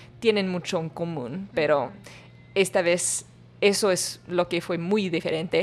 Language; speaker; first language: Spanish; non-native, learner; English